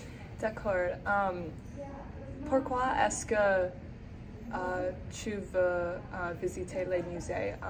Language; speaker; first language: French; non-native, learner; English